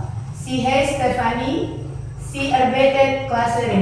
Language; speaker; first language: German; non-native, learner; Indonesian